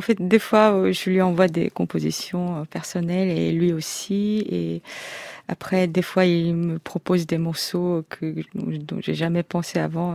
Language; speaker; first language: French; non-native, fluent; Korean